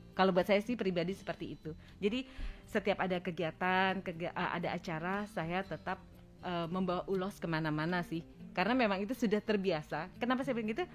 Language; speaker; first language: Indonesian; native; Indonesian